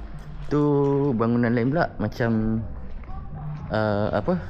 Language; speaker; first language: Malay; native; Malay